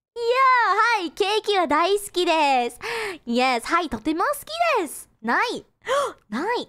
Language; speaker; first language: Japanese; non-native, fluent; English